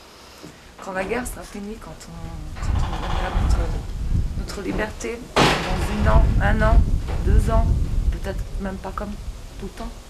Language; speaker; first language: French; non-native, fluent; Bosnian